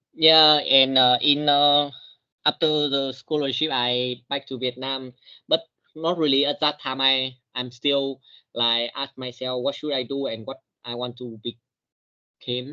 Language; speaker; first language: English; non-native, learner; Vietnamese